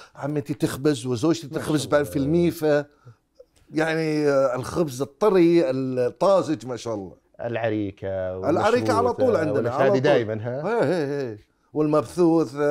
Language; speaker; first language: Arabic; non-native, fluent; Chinese